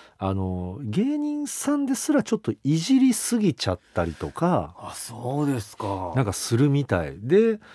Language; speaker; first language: Japanese; native; Japanese